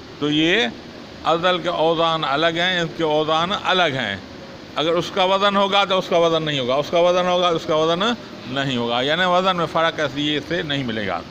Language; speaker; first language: Urdu; non-native, local second language; Sindhi